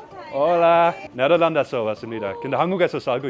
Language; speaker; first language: Korean; non-native, fluent; Dutch